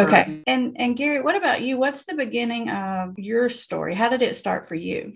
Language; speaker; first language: English; native; English